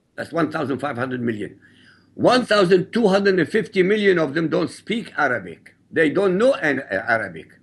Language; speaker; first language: English; non-native, fluent; Arabic